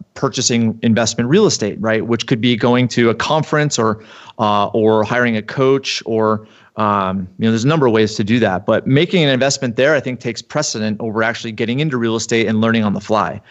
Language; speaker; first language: English; native; English